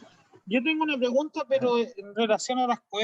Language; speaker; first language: Spanish; native; Spanish